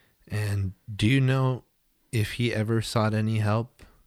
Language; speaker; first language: English; early bilingual, other home language; Spanish